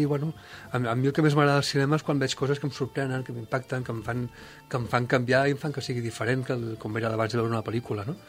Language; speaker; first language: Catalan; native; Catalan